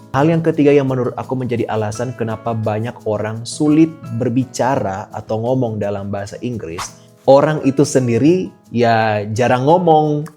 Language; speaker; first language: Indonesian; native; Indonesian